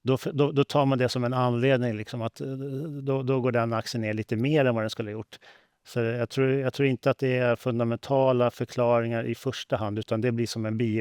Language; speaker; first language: Swedish; native; Swedish